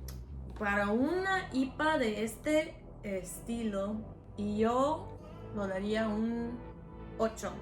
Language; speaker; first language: Spanish; non-native, fluent; English